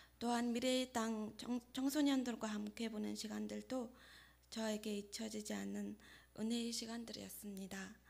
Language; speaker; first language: Korean; non-native, fluent; Mongolian